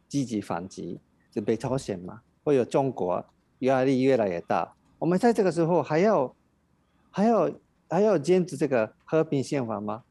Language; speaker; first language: Chinese; non-native, fluent; Japanese